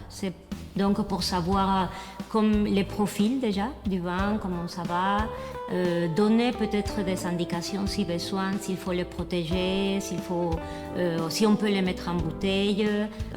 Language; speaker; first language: French; non-native, fluent; Spanish